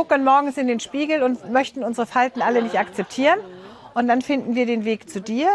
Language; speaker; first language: German; native; German